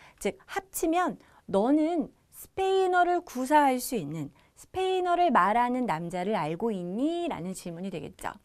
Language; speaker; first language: Korean; native; Korean